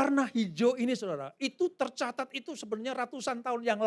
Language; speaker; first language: Indonesian; native; Indonesian